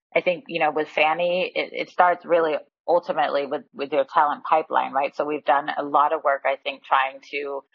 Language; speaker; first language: English; non-native, fluent; Danish